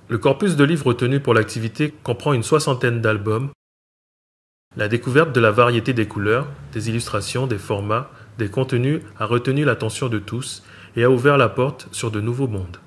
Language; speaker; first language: French; native; French